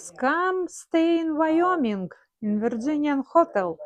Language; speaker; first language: English; non-native, learner; Russian